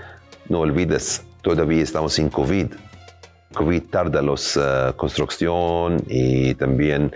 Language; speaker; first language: Spanish; non-native, learner; Arabic